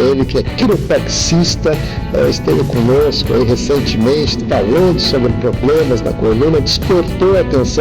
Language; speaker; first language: Portuguese; native; Portuguese